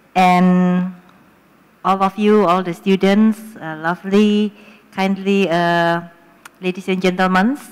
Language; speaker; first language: English; non-native, fluent; Indonesian